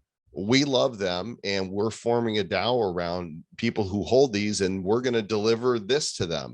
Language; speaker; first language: English; native; English